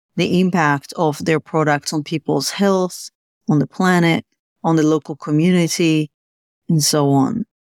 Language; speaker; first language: English; non-native, fluent; Hebrew